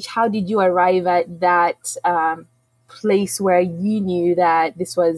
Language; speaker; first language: English; non-native, local second language; Ganda